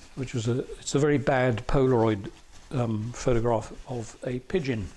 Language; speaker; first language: English; native; English